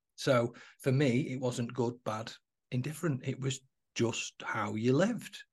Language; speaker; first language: English; native; English